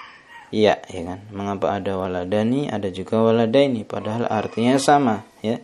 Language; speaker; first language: Indonesian; native; Indonesian